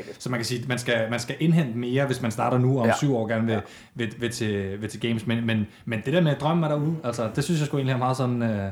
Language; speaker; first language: Danish; native; Danish